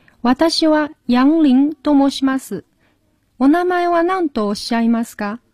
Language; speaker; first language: Japanese; non-native, fluent; Chinese